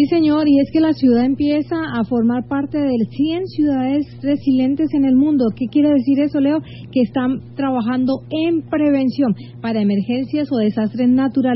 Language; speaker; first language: Spanish; native; Spanish